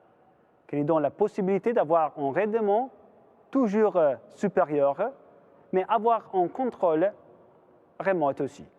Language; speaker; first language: French; non-native, fluent; Italian